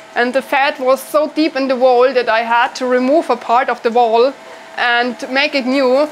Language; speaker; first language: English; non-native, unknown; German